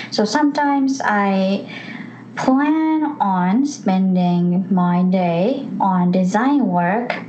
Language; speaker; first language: English; non-native, fluent; Japanese